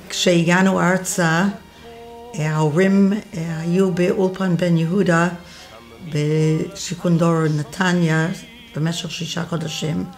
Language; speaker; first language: Hebrew; early bilingual, other home language; English